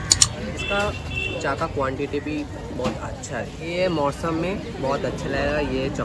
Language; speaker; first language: Hindi; non-native, local second language; Bangla